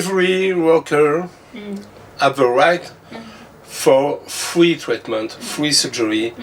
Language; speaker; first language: English; non-native, learner; French